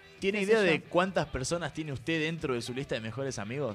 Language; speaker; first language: Spanish; native; Spanish